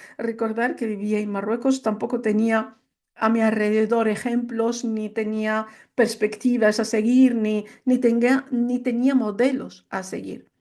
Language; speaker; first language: Spanish; non-native, fluent; Arabic